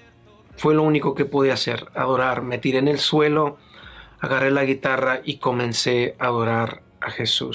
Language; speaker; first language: Spanish; native; Spanish